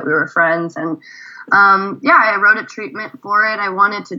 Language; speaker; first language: English; native; English